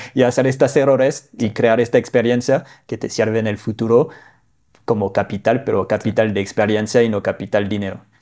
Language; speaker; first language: Spanish; non-native, fluent; French